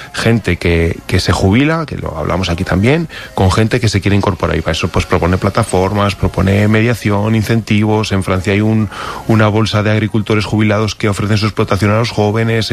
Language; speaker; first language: Spanish; native; Spanish